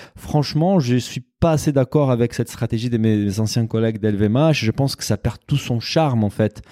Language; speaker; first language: French; non-native, fluent; Portuguese